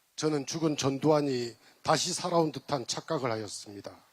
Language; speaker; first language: Korean; native; Korean